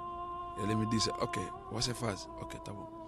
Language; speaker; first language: Portuguese; non-native, learner; Arabic